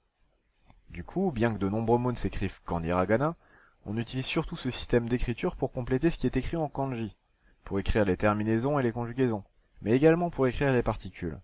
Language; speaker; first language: French; native; French